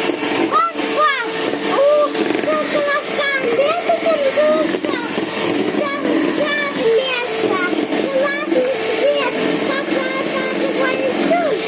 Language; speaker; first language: Russian; non-native, learner; Tajik